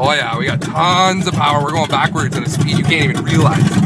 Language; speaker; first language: English; native; English